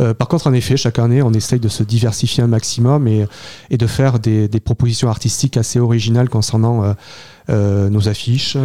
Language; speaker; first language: French; native; French